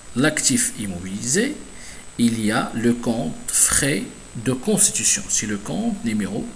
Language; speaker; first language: French; non-native, local second language; Arabic